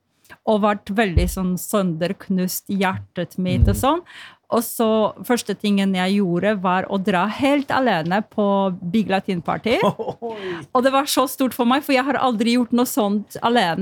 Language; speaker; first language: Norwegian; non-native, fluent; Polish